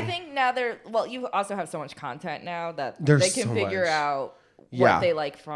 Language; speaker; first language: English; native; English